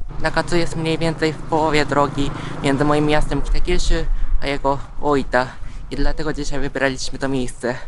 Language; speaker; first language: Polish; non-native, fluent; Japanese